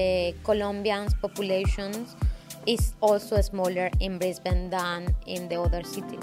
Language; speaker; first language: English; non-native, learner; Spanish